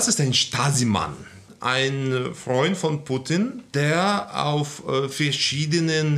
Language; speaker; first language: German; non-native, fluent; Russian